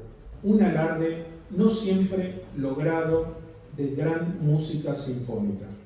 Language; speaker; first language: Spanish; native; Spanish